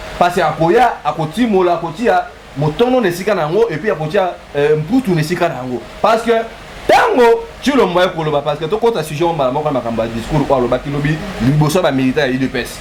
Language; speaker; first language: Lingala; native; Lingala